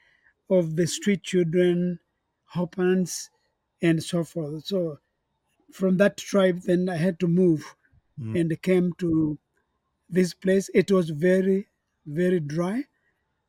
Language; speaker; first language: English; non-native, local second language; Kamba